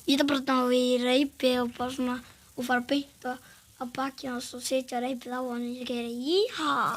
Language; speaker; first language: Icelandic; early bilingual, other home language; Portuguese